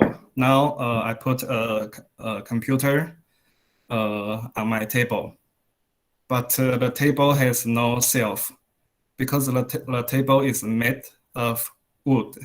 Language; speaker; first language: English; non-native, learner; Chinese